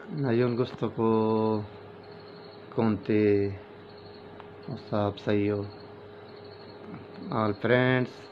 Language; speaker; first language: Filipino; non-native, learner; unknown